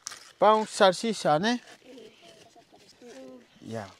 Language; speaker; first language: Portuguese; non-native, learner; Vietnamese